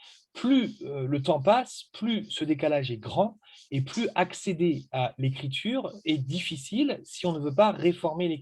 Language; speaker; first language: French; native; French